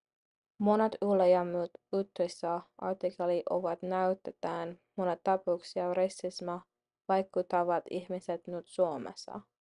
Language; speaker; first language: Finnish; non-native, learner; English